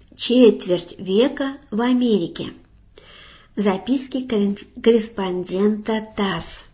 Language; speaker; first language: Russian; native; Russian